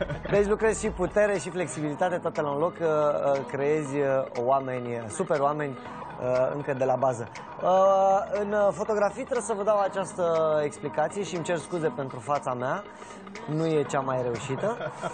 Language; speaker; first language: Romanian; native; Romanian